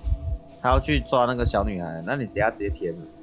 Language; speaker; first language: Chinese; native; Chinese